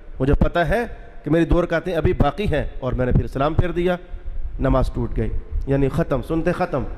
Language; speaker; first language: Urdu; non-native, local second language; Punjabi